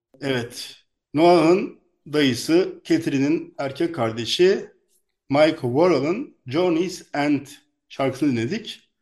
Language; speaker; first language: Turkish; native; Turkish